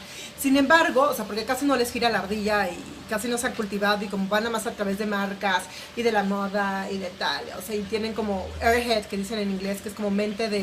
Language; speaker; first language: Spanish; native; Spanish